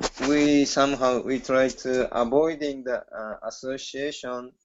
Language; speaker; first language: English; non-native, learner; Japanese